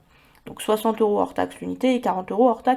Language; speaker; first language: French; native; French